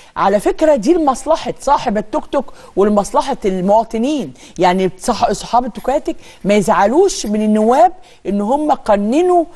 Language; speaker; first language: Arabic; native; Arabic